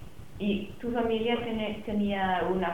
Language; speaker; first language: Spanish; non-native, fluent; English